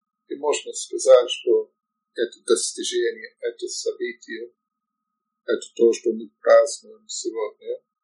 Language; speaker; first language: Russian; non-native, learner; English